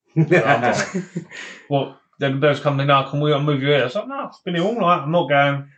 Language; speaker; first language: English; native; English